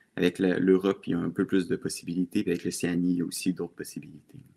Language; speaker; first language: French; native; French